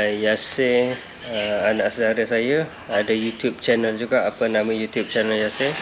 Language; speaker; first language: Malay; non-native, fluent; Western Cham